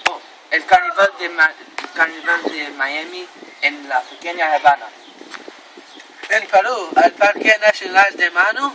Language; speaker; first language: Spanish; non-native, learner; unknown